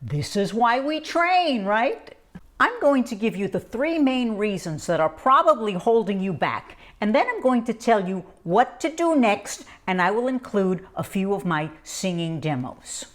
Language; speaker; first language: English; native; English